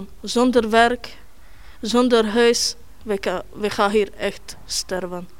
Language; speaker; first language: Dutch; non-native, learner; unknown